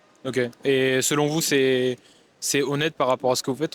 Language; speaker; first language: French; native; French